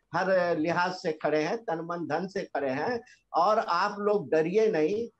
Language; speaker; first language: Hindi; native; Hindi